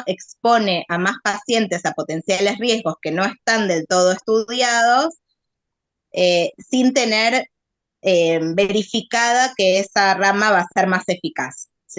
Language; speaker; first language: Spanish; native; Spanish